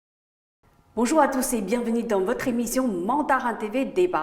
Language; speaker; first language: French; native; French